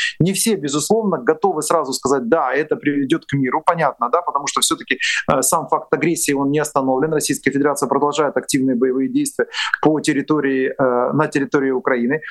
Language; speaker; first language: Russian; non-native, local second language; Ukrainian